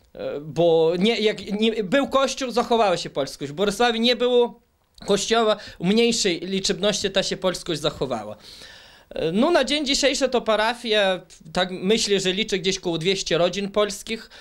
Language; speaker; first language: Polish; non-native, local second language; Ukrainian